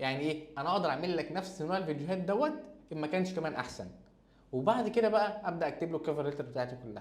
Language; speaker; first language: Arabic; native; Arabic